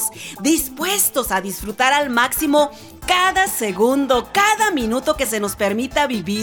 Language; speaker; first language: Spanish; native; Spanish